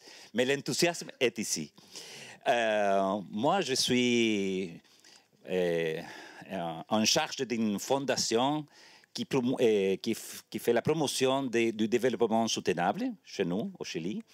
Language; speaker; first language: French; non-native, learner; Spanish